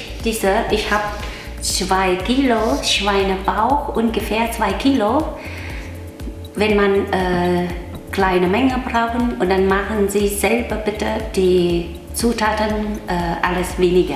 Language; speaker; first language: German; non-native, learner; Vietnamese